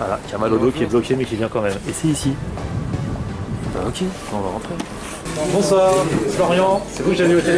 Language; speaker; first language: French; native; French